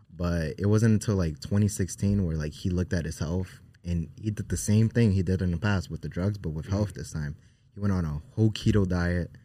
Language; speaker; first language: English; native; English